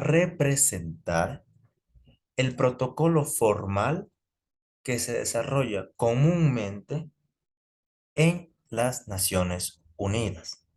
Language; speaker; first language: Spanish; native; Spanish